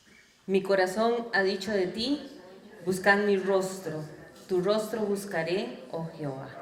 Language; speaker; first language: Spanish; native; Spanish